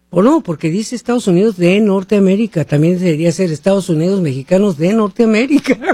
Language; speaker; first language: Spanish; native; Spanish